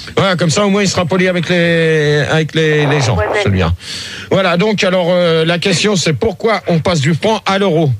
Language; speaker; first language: French; native; French